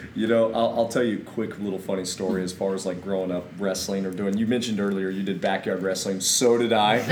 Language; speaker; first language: English; native; English